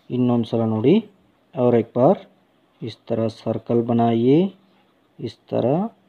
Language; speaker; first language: Hindi; non-native, local second language; Kannada